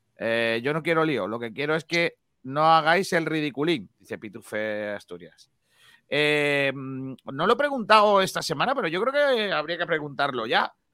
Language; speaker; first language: Spanish; native; Spanish